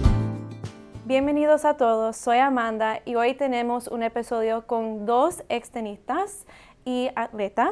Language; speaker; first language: Spanish; non-native, learner; English